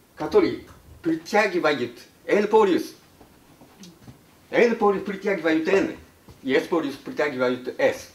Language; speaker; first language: Russian; non-native, learner; Japanese